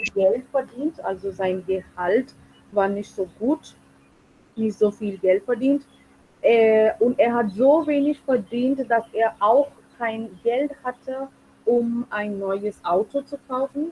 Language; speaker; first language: German; non-native, fluent; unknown